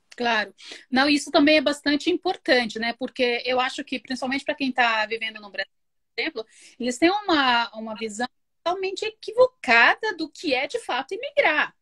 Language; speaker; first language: Portuguese; native; Portuguese